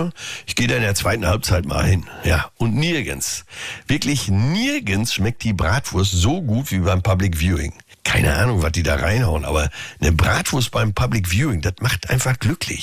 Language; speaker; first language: German; native; German